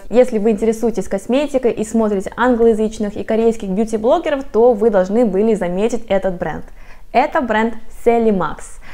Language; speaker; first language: Russian; non-native, fluent; Korean